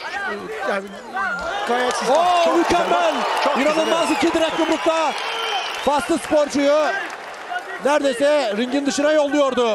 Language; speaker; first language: Turkish; native; Turkish